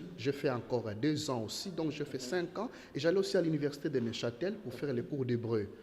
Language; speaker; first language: French; non-native, local second language; Lingala